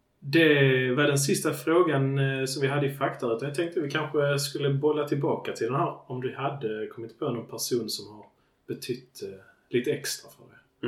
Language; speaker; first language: Swedish; native; Swedish